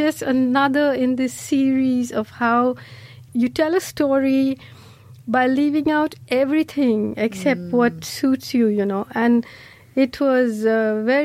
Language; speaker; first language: English; non-native, local second language; Malayalam